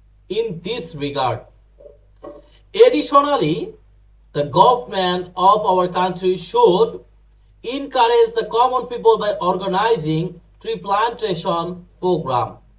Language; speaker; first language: English; non-native, local second language; Bangla